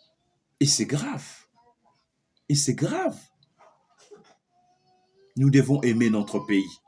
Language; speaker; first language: French; non-native, local second language; Lingala